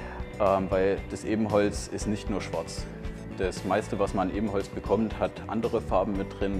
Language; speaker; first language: German; native; German